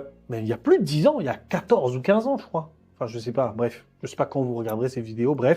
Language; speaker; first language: French; native; French